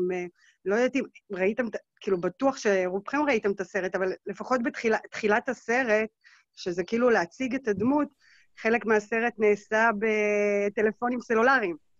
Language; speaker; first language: Hebrew; native; Hebrew